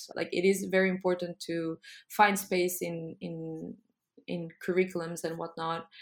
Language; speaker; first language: English; non-native, fluent; Portuguese